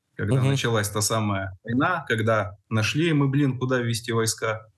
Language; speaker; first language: Russian; native; Russian